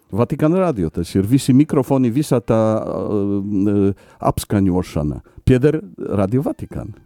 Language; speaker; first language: Latvian; non-native, fluent; Polish